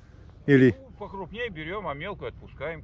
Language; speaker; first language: Russian; native; Russian